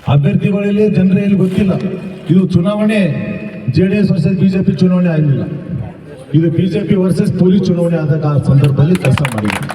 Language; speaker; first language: Kannada; native; Kannada